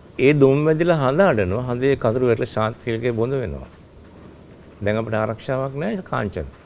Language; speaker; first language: Sinhala; native; Sinhala